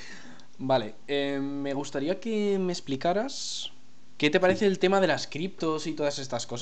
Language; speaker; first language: Spanish; native; Spanish